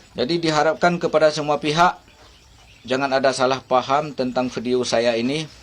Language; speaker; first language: Malay; non-native, local second language; Achinese